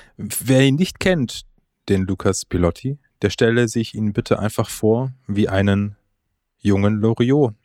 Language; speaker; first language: German; early bilingual, other home language; Croatian